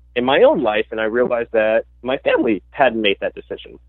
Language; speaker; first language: English; native; English